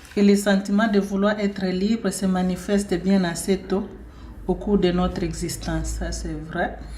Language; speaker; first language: French; non-native, local second language; Swahili